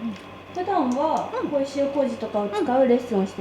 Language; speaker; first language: Japanese; native; Japanese